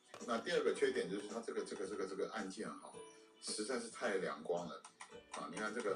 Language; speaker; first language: Chinese; native; Chinese